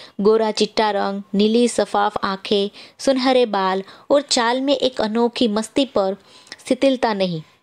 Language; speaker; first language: Hindi; non-native, local second language; Gujarati